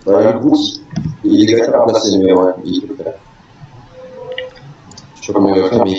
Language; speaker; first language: French; native; French